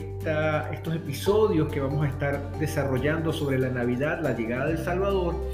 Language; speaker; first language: Spanish; native; Spanish